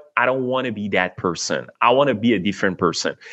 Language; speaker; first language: English; non-native, fluent; Persian